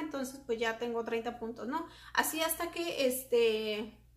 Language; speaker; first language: Spanish; native; Spanish